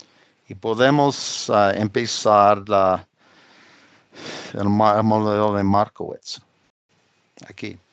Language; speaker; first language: Spanish; non-native, fluent; English